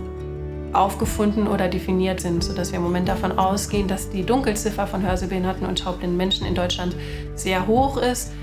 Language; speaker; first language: German; native; German